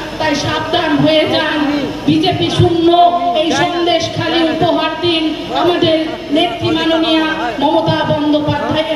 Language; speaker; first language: Bangla; non-native, local second language; Santali